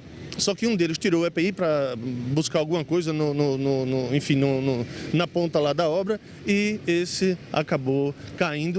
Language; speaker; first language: Portuguese; native; Portuguese